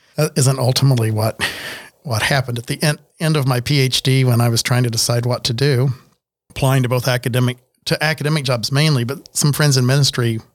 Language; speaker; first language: English; native; English